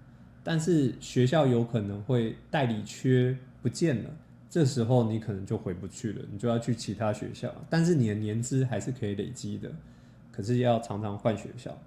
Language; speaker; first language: Chinese; native; Chinese